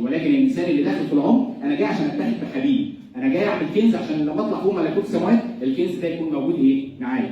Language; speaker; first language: Arabic; native; Arabic